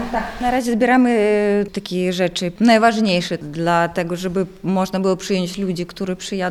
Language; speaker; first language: Polish; non-native, local second language; Ukrainian